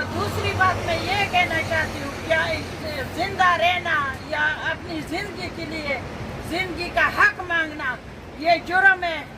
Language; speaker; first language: Urdu; non-native, local second language; Pashto